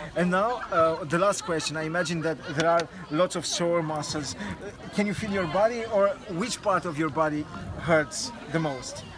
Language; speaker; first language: English; non-native, fluent; Romanian